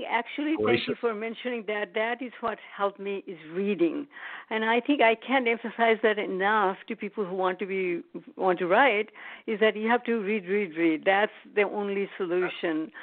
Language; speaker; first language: English; non-native, local second language; Bangla